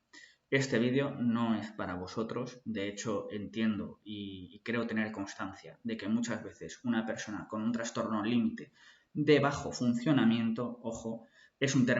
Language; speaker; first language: Spanish; native; Spanish